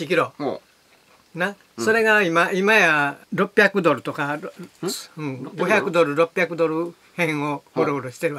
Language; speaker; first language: Japanese; native; Japanese